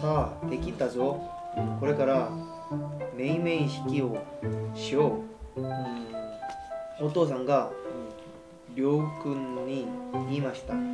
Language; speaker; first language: Japanese; non-native, learner; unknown